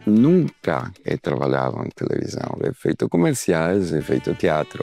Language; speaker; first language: Portuguese; non-native, learner; Spanish